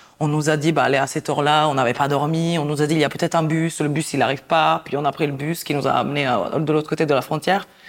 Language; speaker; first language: French; non-native, fluent; Italian